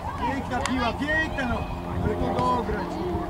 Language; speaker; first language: Polish; native; Polish